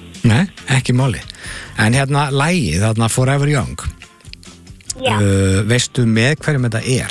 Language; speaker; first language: Icelandic; native; Icelandic